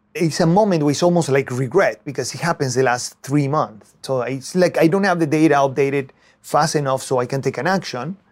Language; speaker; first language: English; non-native, fluent; Spanish